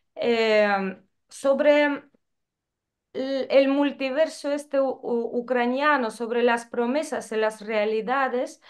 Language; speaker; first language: Spanish; non-native, fluent; Ukrainian